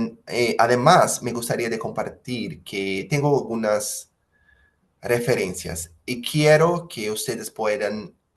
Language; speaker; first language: Spanish; non-native, fluent; Portuguese